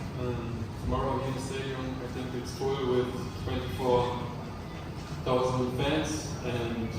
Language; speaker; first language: English; non-native, fluent; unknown